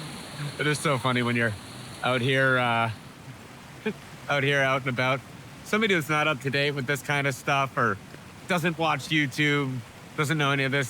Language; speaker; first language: English; native; English